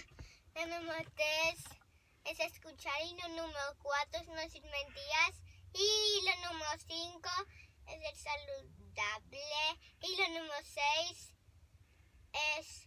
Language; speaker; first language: Spanish; early bilingual, other home language; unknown